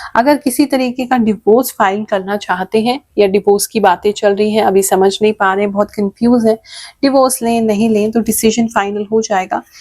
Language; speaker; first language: Hindi; native; Hindi